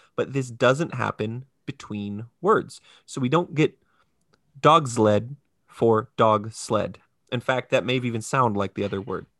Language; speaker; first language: English; native; English